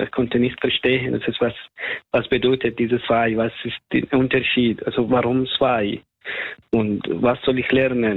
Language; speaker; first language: German; non-native, fluent; Persian